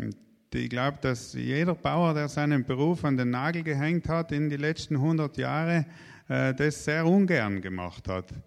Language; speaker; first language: German; native; German